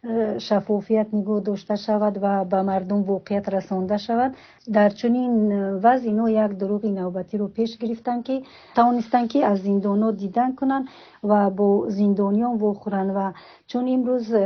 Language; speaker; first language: Tajik; native; Tajik